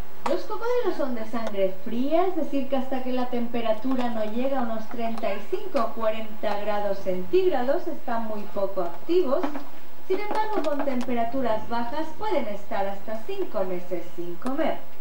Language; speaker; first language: Spanish; native; Spanish